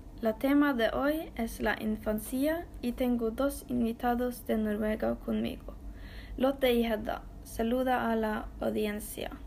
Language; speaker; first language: Spanish; non-native, learner; Norwegian